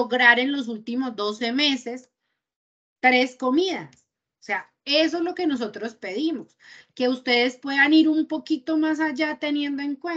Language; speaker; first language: Spanish; native; Spanish